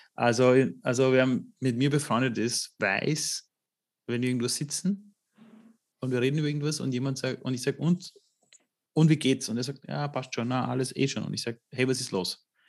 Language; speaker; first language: German; early bilingual, other home language; Persian